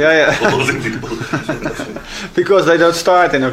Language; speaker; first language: English; non-native, fluent; Dutch